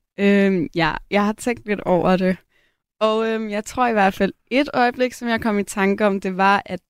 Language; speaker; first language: Danish; native; Danish